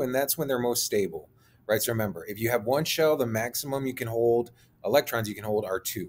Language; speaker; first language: English; native; English